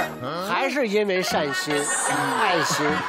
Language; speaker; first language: Chinese; native; Chinese